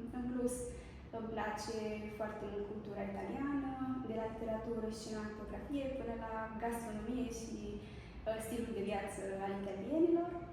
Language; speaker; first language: Romanian; early bilingual, heritage; Romanian